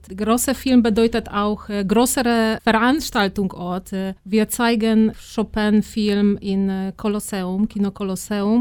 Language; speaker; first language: German; non-native, fluent; Polish